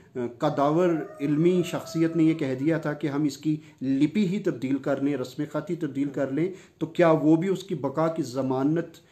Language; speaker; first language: Urdu; non-native, local second language; Punjabi